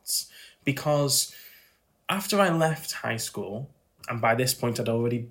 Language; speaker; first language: English; native; English